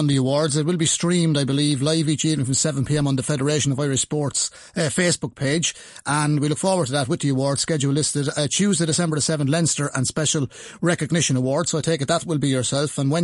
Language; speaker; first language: English; native; English